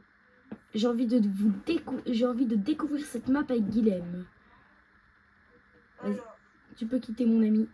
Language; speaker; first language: French; native; French